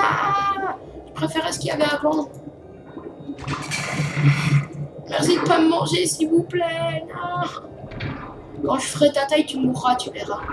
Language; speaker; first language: French; native; French